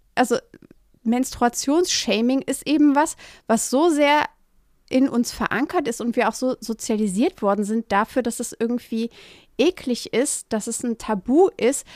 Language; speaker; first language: German; native; German